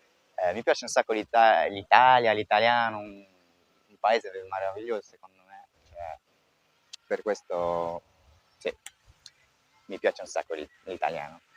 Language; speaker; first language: Italian; non-native, fluent; French